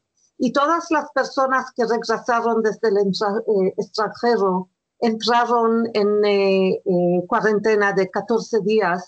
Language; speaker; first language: Spanish; non-native, fluent; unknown